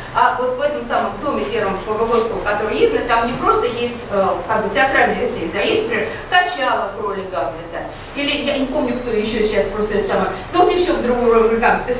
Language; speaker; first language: Russian; native; Russian